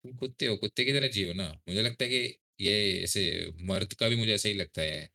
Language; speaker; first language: Hindi; non-native, local second language; Marathi